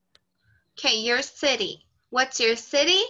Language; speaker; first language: English; non-native, fluent; Portuguese